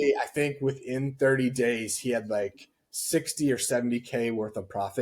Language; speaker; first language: English; native; English